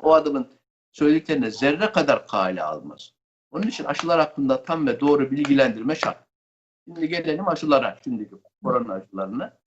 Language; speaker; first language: Turkish; native; Turkish